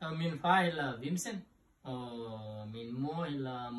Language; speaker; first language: Danish; non-native, learner; Nepali